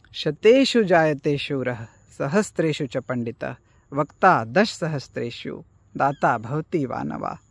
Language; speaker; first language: Hindi; native; Hindi